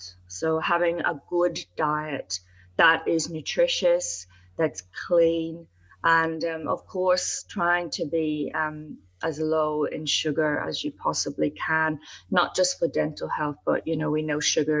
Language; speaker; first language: English; native; English